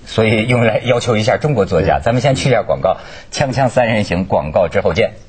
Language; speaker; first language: Chinese; native; Chinese